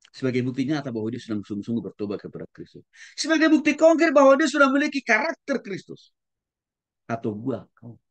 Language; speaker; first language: Indonesian; non-native, local second language; Batak Toba